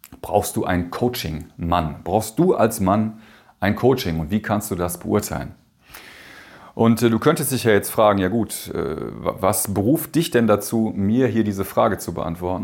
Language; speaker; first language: German; native; German